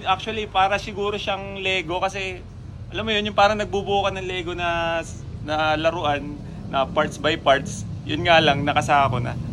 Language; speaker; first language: Filipino; native; Filipino